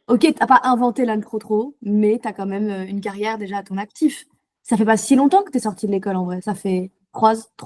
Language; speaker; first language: French; native; French